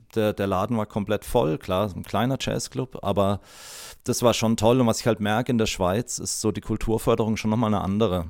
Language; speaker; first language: German; native; German